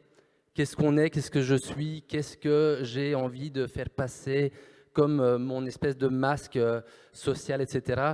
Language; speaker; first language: French; native; French